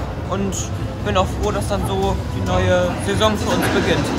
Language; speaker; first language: German; native; German